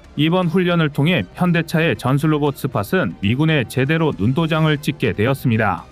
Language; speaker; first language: Korean; native; Korean